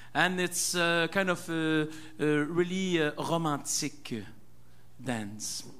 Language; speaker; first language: English; non-native, fluent; French